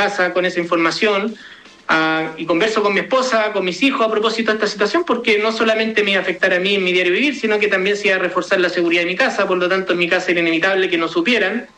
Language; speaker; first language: Spanish; native; Spanish